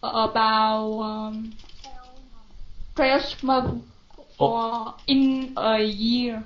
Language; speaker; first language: English; non-native, learner; Vietnamese